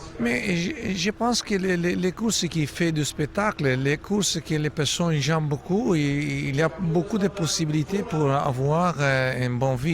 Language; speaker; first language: French; non-native, learner; Italian